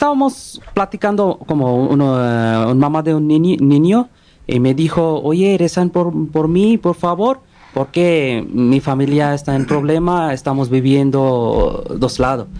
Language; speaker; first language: Spanish; non-native, learner; Bangla